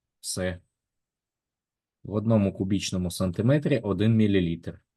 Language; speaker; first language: Ukrainian; native; Ukrainian